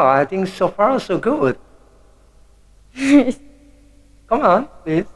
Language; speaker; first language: English; non-native, learner; Indonesian